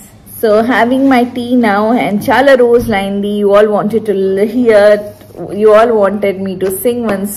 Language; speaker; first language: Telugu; non-native, local second language; Urdu